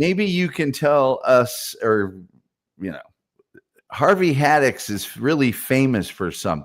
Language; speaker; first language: English; native; English